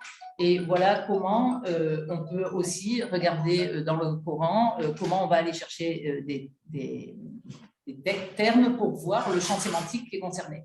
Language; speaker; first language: French; native; French